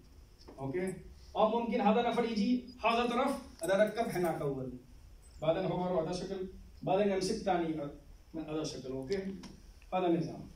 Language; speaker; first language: Arabic; non-native, learner; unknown